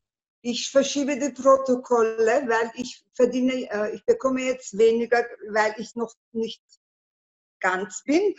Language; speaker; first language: German; non-native, learner; Turkish